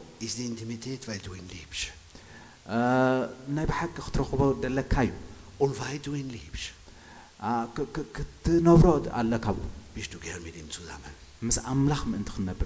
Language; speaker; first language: German; non-native, fluent; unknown